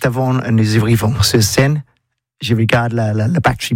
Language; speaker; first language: French; non-native, learner; English